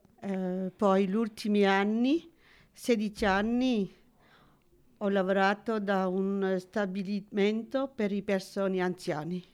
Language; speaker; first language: Italian; early bilingual, heritage; Italian